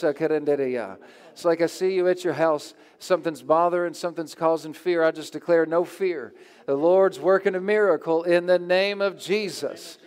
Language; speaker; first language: English; native; English